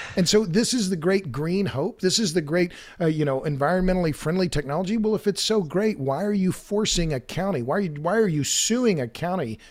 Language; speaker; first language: English; native; English